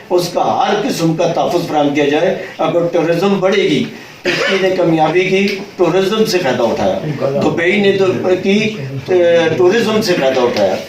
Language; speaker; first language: Urdu; non-native, local second language; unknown